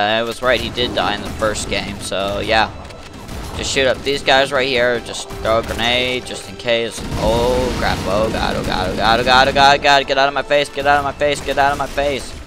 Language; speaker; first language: English; native; English